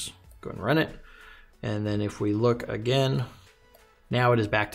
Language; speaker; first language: English; native; English